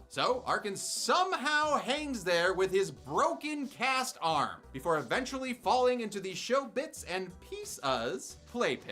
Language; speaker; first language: English; native; English